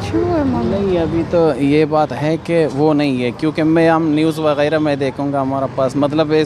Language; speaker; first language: Hindi; non-native, learner; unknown